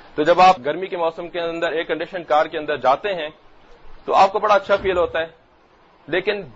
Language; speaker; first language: Urdu; native; Urdu